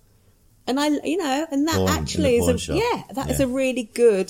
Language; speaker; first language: English; native; English